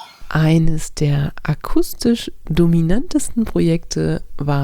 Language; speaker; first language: German; native; German